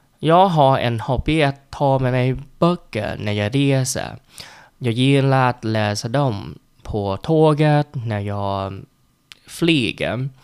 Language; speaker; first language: Swedish; non-native, learner; Vietnamese